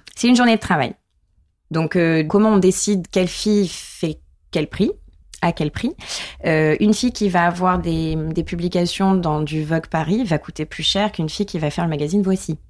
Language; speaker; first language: French; native; French